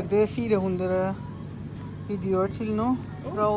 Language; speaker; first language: Norwegian; non-native, learner; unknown